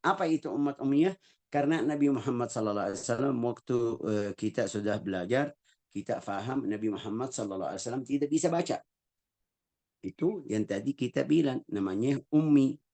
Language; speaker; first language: Indonesian; non-native, fluent; Arabic